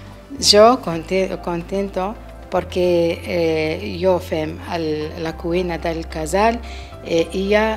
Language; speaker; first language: Catalan; non-native, learner; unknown